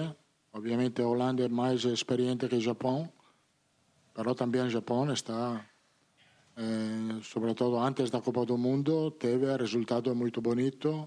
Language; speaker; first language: Portuguese; non-native, learner; Italian